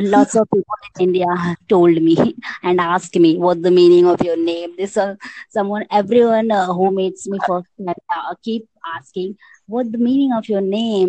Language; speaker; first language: English; non-native, local second language; Hindi